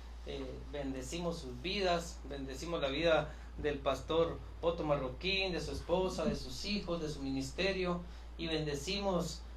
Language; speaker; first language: Spanish; native; Spanish